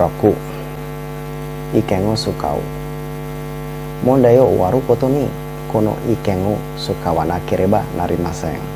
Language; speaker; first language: Japanese; non-native, learner; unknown